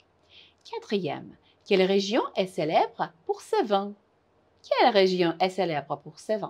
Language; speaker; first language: French; non-native, fluent; Uzbek